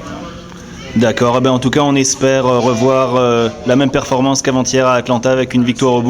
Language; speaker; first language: French; native; French